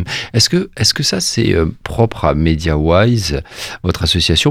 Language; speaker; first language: French; native; French